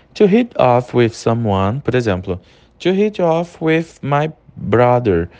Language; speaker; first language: English; non-native, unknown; Portuguese